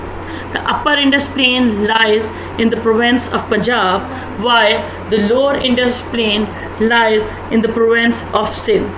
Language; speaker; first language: English; non-native, local second language; Urdu